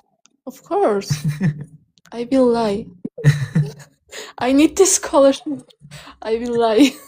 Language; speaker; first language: English; non-native, learner; Armenian